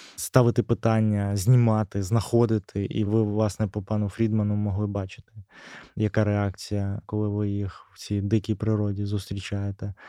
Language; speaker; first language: Ukrainian; native; Ukrainian